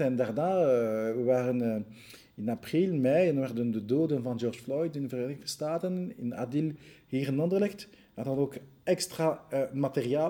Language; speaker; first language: Dutch; non-native, local second language; French